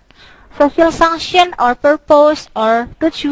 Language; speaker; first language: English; non-native, local second language; Indonesian